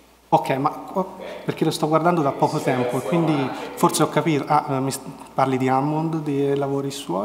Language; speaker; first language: Italian; native; Italian